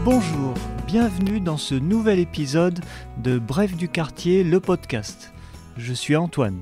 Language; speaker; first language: French; native; French